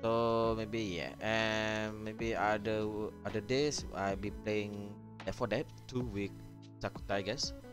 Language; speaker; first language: English; non-native, local second language; Malay